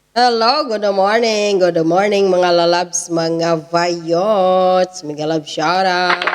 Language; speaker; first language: Filipino; non-native, local second language; Cebuano